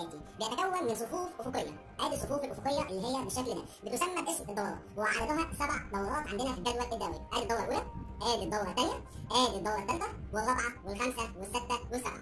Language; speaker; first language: Arabic; native; Arabic